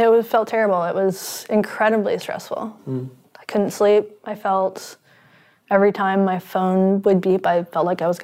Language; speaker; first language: English; native; English